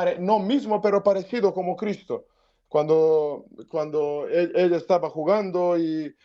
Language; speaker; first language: Spanish; non-native, learner; Serbian